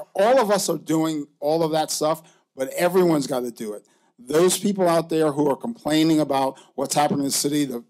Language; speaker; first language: English; native; English